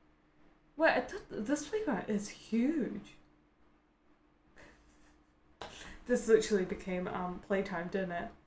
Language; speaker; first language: English; native; English